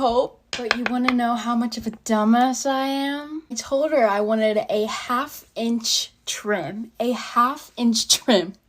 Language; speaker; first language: English; native; English